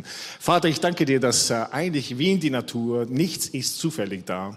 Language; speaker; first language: German; non-native, fluent; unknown